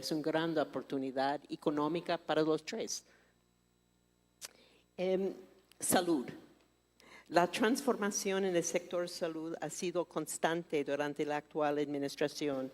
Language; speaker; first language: Spanish; non-native, fluent; English